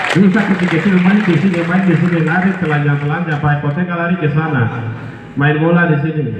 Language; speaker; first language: Indonesian; non-native, local second language; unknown